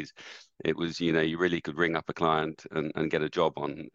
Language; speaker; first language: English; native; English